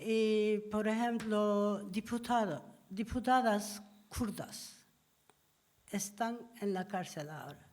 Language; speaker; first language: Spanish; non-native, learner; Turkish